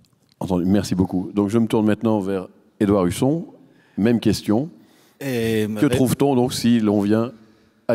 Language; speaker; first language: French; native; French